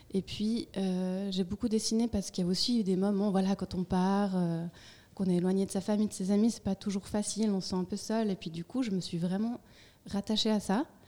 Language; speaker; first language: French; native; French